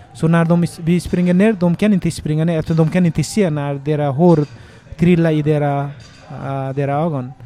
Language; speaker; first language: Swedish; non-native, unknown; Nepali